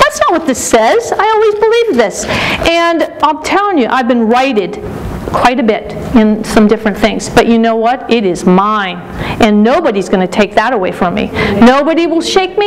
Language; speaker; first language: English; native; English